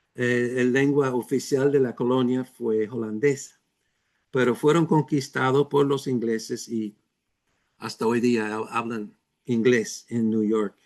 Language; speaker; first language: Spanish; non-native, fluent; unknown